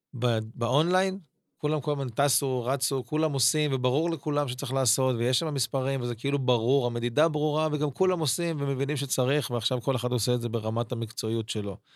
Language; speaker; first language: Hebrew; native; Hebrew